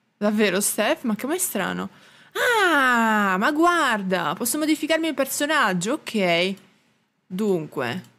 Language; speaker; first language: Italian; native; Italian